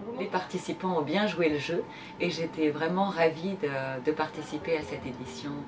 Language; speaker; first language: French; native; French